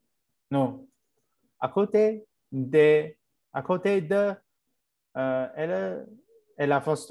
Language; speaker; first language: French; non-native, learner; English